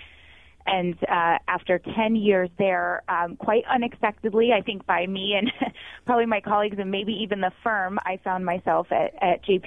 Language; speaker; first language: English; native; English